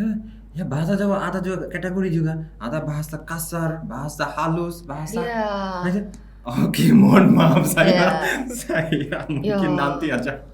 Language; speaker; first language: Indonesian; non-native, learner; Bangla